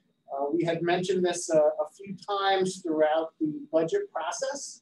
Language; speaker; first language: English; native; English